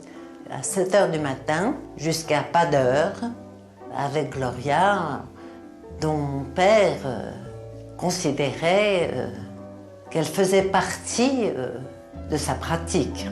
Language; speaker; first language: French; native; French